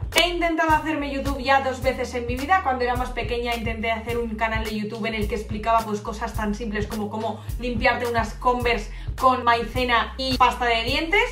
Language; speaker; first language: Spanish; native; Spanish